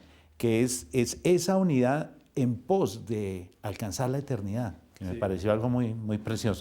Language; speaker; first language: Spanish; native; Spanish